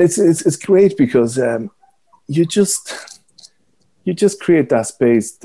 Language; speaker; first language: English; non-native, fluent; Italian